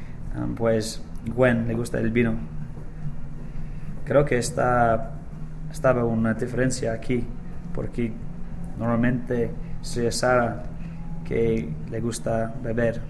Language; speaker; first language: Spanish; non-native, learner; English